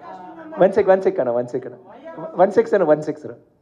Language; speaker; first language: Telugu; non-native, learner; Tamil